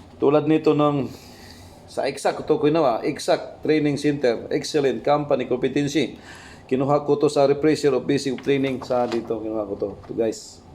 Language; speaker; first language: Filipino; non-native, local second language; Cebuano